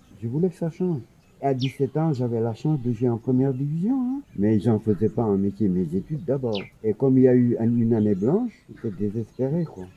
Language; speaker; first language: French; non-native, local second language; Wolof